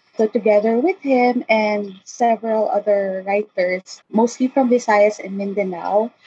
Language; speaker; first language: English; non-native, local second language; Chavacano